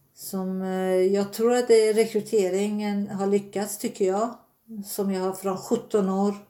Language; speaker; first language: Swedish; non-native, fluent; Persian